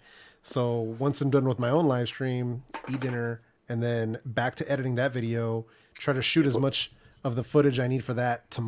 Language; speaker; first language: English; early bilingual, other home language; Spanish